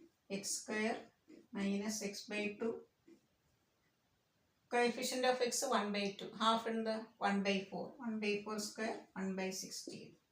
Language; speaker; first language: English; non-native, local second language; Malayalam